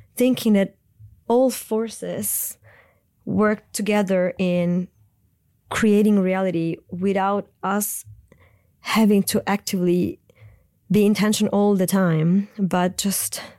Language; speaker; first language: English; non-native, fluent; Italian